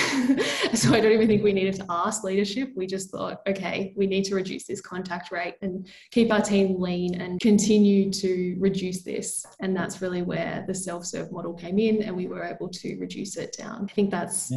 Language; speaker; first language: English; native; English